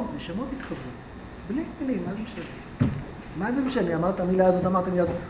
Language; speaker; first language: Hebrew; native; Hebrew